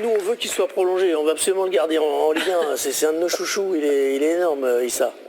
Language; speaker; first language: French; native; French